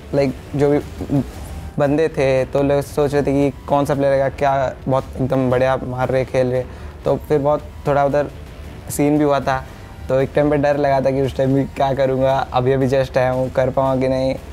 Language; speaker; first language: Hindi; non-native, local second language; Odia